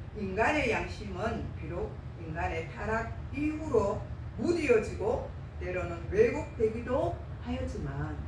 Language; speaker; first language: Korean; native; Korean